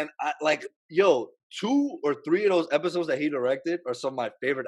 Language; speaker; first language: English; native; English